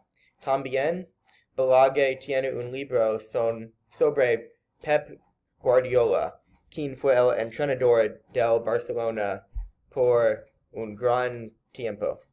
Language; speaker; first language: Spanish; non-native, learner; English